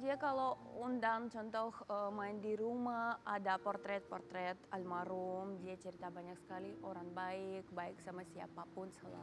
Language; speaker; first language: Indonesian; non-native, learner; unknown